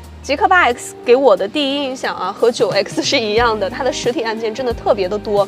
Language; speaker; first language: Chinese; native; Chinese